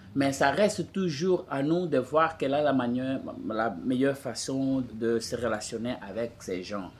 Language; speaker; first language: French; non-native, fluent; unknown